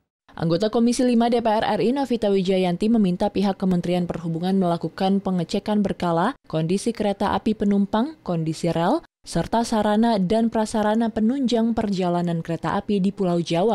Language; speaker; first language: Indonesian; native; Indonesian